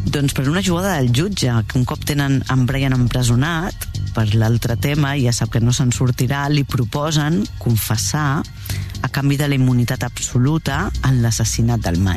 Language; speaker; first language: Catalan; native; Catalan